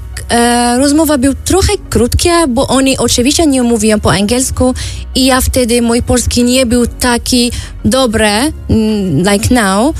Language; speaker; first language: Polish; non-native, learner; Arabic